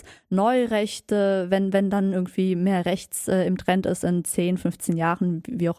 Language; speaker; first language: German; native; German